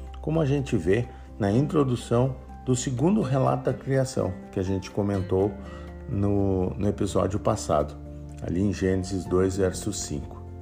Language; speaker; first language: Portuguese; native; Portuguese